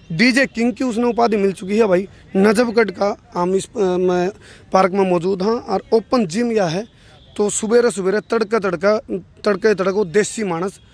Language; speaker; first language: Hindi; native; Hindi